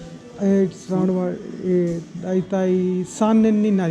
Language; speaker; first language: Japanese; non-native, learner; Punjabi